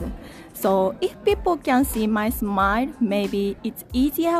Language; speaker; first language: English; non-native, learner; Japanese